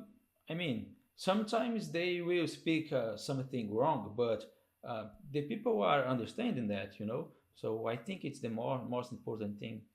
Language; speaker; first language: English; non-native, learner; Portuguese